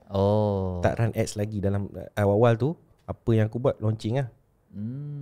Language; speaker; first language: Malay; native; Malay